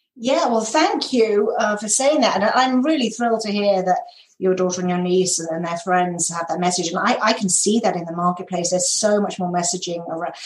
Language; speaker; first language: English; native; English